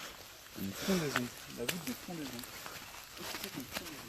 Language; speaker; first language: French; native; French